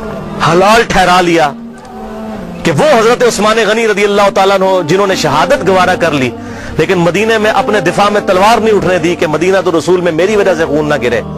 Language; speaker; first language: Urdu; non-native, local second language; Punjabi